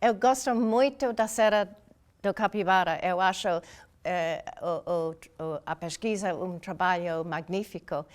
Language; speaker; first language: Portuguese; non-native, learner; English